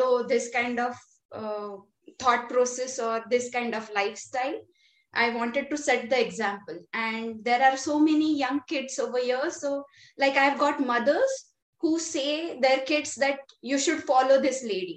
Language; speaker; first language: English; non-native, local second language; Marathi